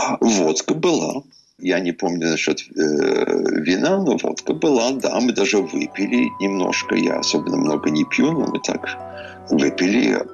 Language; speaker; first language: Russian; early bilingual, heritage; Russian